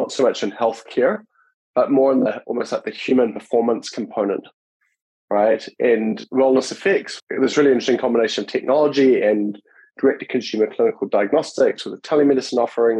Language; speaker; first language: English; native; English